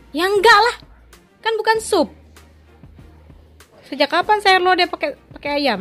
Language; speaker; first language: Indonesian; native; Indonesian